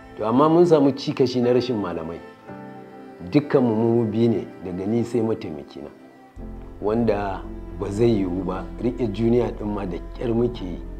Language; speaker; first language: Hausa; native; Hausa